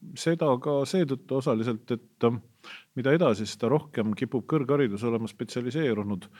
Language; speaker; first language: Estonian; native; Estonian